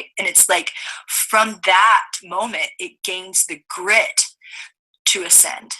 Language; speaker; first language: English; native; English